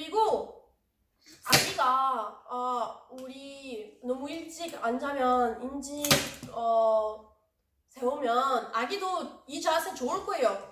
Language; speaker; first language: Korean; non-native, learner; French